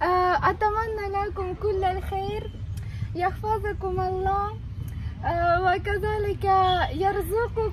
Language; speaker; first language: Arabic; non-native, fluent; Ukrainian